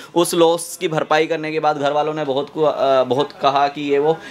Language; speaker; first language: Hindi; native; Hindi